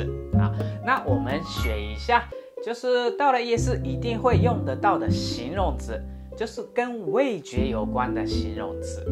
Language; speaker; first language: Chinese; non-native, fluent; Japanese